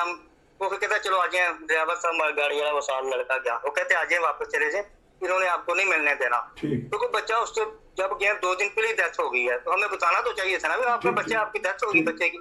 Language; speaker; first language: Hindi; non-native, local second language; Punjabi